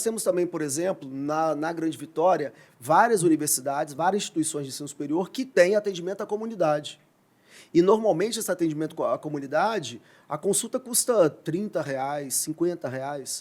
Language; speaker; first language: Portuguese; native; Portuguese